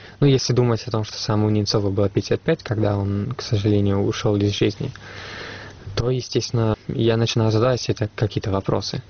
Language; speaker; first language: Russian; non-native, fluent; Italian